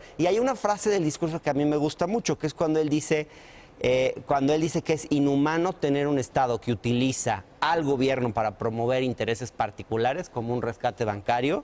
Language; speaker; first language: Spanish; native; Spanish